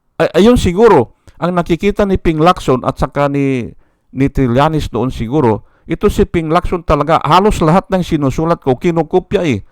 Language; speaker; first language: Filipino; native; Filipino